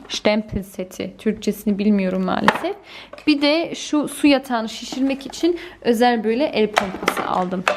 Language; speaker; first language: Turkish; early bilingual, heritage; Turkish